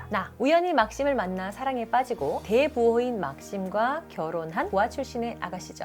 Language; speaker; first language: Korean; native; Korean